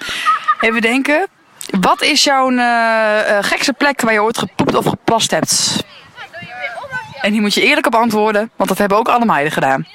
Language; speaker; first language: Dutch; native; Dutch